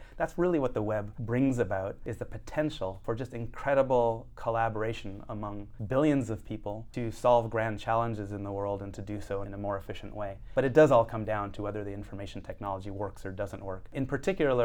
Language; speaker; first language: English; native; English